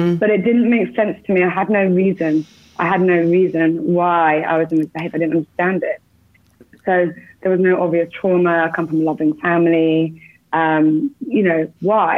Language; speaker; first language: English; native; English